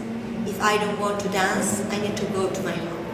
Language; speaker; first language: English; non-native, learner; Spanish